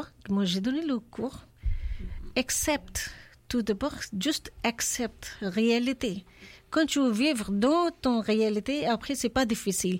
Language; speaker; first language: French; non-native, learner; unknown